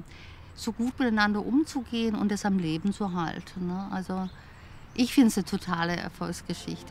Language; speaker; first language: German; native; German